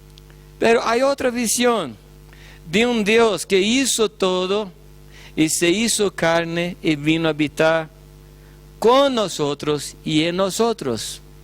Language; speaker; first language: Spanish; non-native, fluent; Portuguese